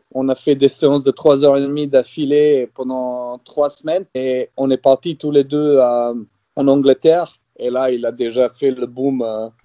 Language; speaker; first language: French; non-native, fluent; Serbian